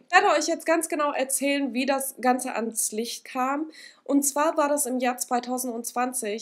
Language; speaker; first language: German; native; German